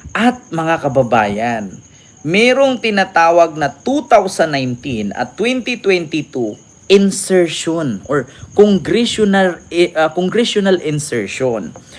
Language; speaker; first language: Filipino; native; Filipino